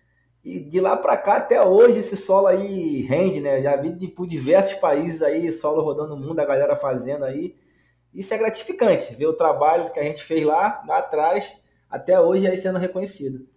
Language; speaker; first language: Portuguese; native; Portuguese